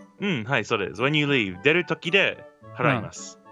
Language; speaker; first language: Japanese; non-native, learner; English